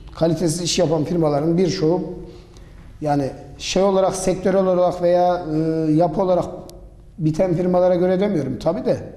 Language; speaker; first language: Turkish; native; Turkish